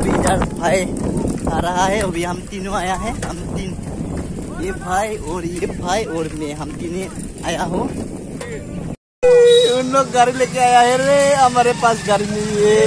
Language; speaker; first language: Hindi; non-native, local second language; Bodo